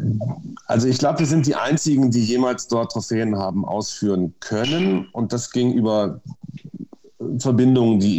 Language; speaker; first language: German; native; German